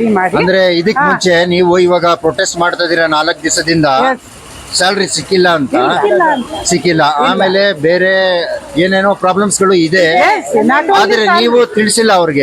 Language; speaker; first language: Kannada; non-native, local second language; Urdu